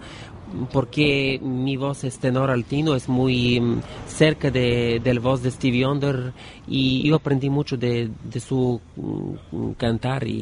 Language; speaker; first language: Spanish; non-native, learner; Bulgarian